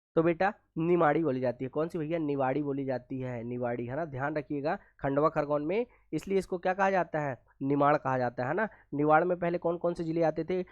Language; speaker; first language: Hindi; native; Hindi